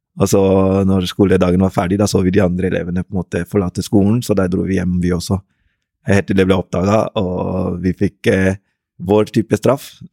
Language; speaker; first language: Norwegian; early bilingual, other home language; Rundi